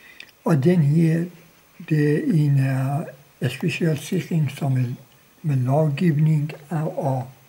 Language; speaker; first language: Danish; non-native, local second language; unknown